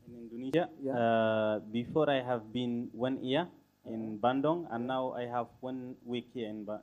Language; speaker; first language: English; non-native, learner; Arabic